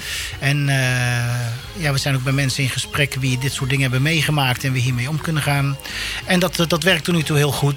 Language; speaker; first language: Dutch; native; Dutch